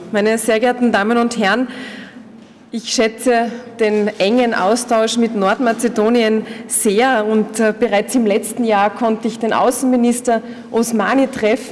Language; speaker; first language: German; native; German